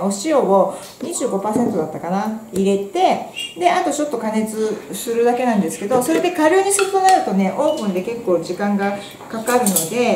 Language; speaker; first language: Japanese; native; Japanese